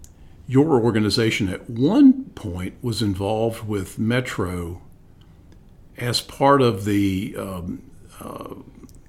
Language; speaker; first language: English; native; English